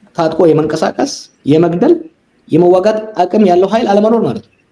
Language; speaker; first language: Amharic; non-native, local second language; Oromo